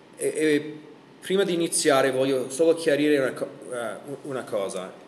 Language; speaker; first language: Italian; non-native, fluent; English